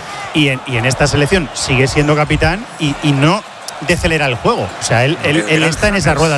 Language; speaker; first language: Spanish; native; Spanish